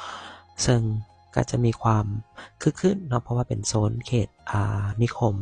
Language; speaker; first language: Thai; non-native, local second language; Lao